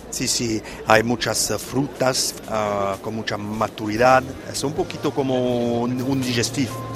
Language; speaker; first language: Spanish; non-native, fluent; French